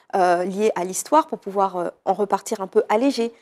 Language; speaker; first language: French; native; French